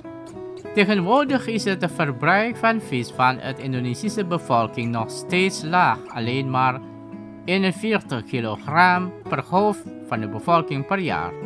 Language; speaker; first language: Dutch; non-native, fluent; Indonesian